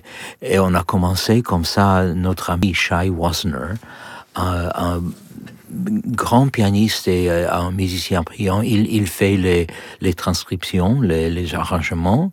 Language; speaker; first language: French; non-native, learner; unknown